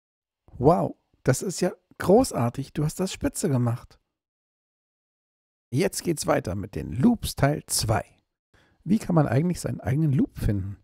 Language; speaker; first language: German; native; German